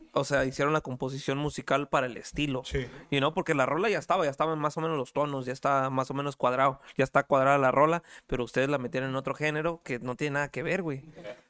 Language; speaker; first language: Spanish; early bilingual, heritage; Spanish